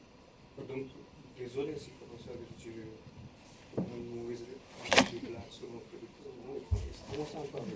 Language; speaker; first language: French; non-native, learner; English